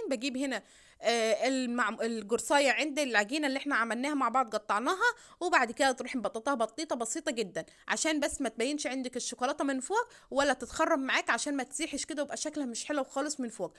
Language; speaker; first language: Arabic; native; Arabic